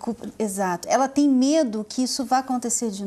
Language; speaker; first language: Portuguese; native; Portuguese